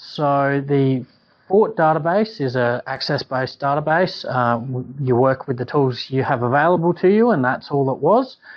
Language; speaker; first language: English; native; English